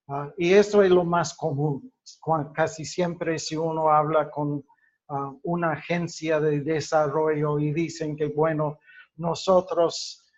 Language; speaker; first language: Spanish; non-native, fluent; English